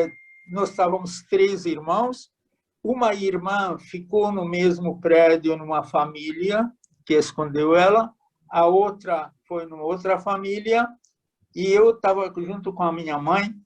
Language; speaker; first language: Portuguese; non-native, fluent; Hungarian